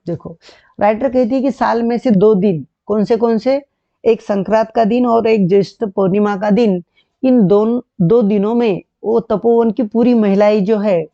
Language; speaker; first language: Hindi; non-native, local second language; Marathi